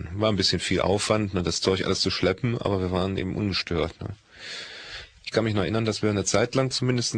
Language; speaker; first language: German; native; German